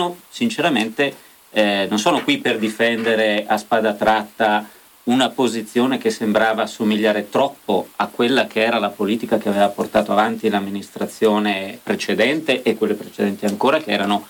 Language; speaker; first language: Italian; native; Italian